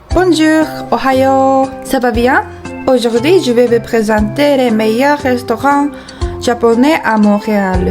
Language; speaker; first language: French; non-native, fluent; Japanese